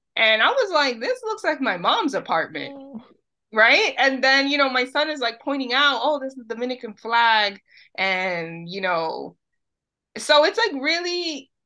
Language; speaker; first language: English; early bilingual, other home language; Spanish